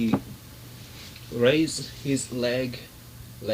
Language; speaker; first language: English; non-native, learner; Japanese